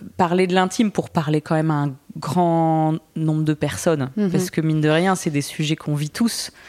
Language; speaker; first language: French; native; French